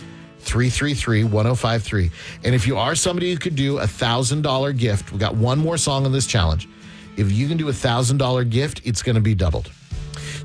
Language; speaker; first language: English; native; English